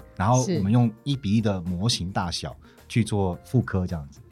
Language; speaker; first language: Chinese; native; Chinese